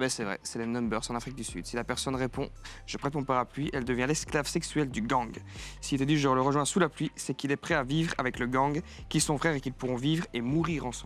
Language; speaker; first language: French; native; French